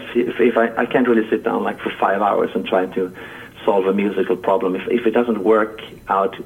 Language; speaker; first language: English; non-native, fluent; Swedish